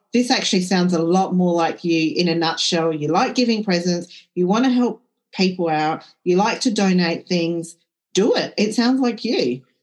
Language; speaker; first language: English; early bilingual, other home language; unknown